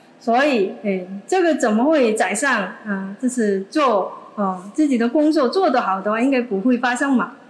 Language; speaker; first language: Chinese; non-native, fluent; Korean